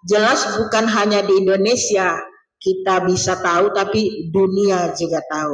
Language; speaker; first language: Indonesian; native; Indonesian